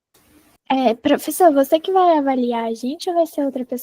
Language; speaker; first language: Portuguese; native; Portuguese